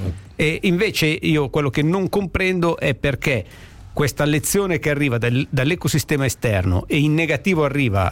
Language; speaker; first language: Italian; native; Italian